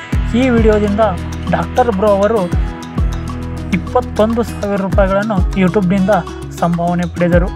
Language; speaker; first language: Kannada; native; Kannada